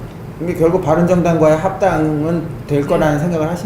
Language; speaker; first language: Korean; native; Korean